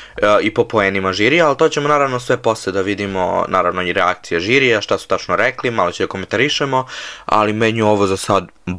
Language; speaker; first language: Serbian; early bilingual, heritage; Serbian